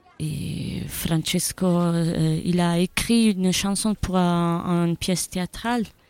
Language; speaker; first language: French; non-native, learner; Italian